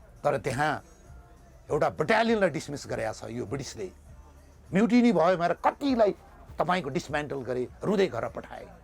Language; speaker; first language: Nepali; native; Nepali